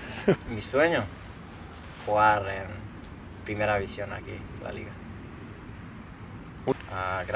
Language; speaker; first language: Spanish; non-native, learner; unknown